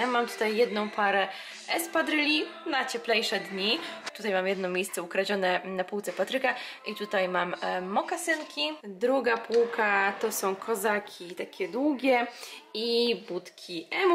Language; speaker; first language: Polish; native; Polish